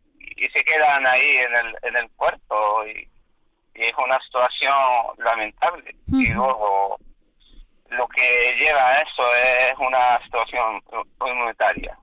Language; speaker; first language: Spanish; non-native, fluent; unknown